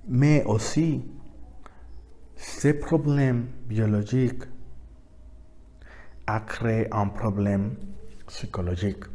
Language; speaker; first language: French; non-native, learner; Spanish